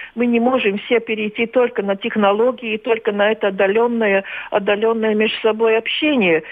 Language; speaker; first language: Russian; non-native, local second language; Latvian